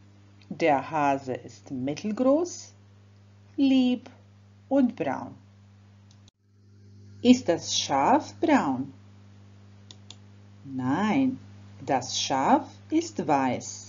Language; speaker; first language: German; non-native, fluent; Croatian